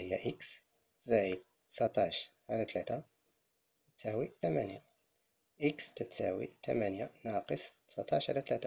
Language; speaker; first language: Arabic; native; Arabic